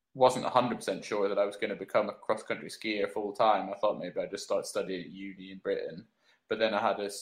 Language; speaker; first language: English; native; English